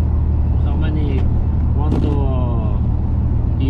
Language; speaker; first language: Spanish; non-native, learner; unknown